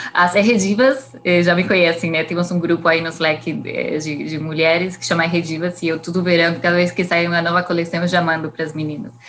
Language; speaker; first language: Portuguese; non-native, fluent; Spanish